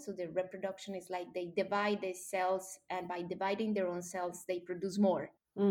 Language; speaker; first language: English; non-native, fluent; Spanish